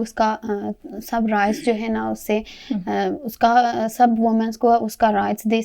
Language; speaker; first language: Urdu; non-native, learner; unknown